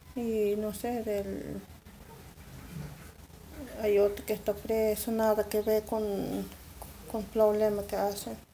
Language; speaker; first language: Spanish; non-native, local second language; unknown